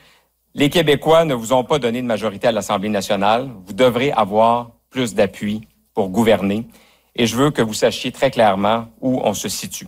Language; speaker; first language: French; native; French